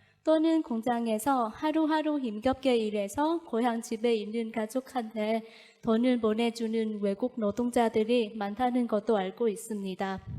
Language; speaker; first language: Korean; non-native, fluent; Vietnamese